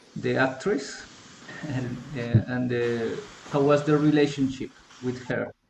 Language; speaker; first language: English; non-native, learner; Spanish